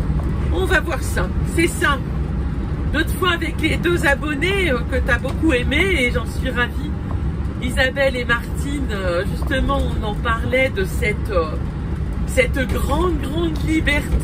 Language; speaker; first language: French; native; French